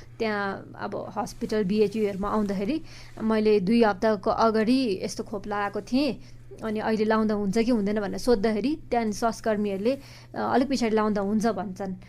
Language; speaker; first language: Nepali; native; Nepali